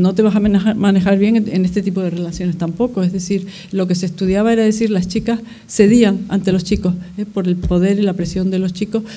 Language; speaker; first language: Spanish; native; Spanish